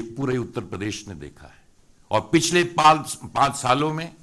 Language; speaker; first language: Hindi; native; Hindi